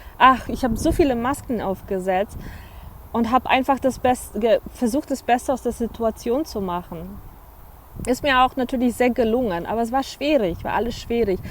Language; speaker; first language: German; early bilingual, other home language; Polish